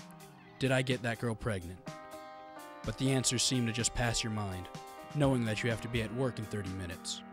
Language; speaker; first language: English; native; English